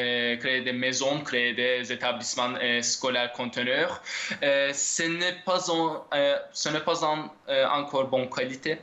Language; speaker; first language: French; non-native, fluent; Turkish